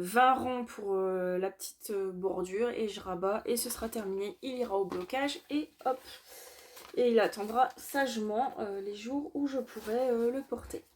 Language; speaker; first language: French; native; French